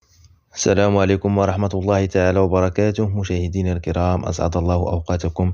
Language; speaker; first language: Arabic; native; Arabic